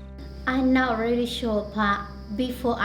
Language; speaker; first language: English; non-native, learner; Hmong